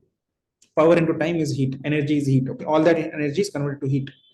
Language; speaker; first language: English; non-native, local second language; Hindi